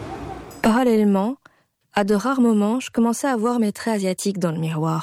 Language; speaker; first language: French; native; French